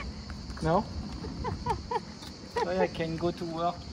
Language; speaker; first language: English; non-native, learner; French